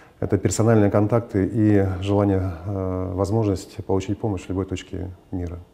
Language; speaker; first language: Russian; native; Russian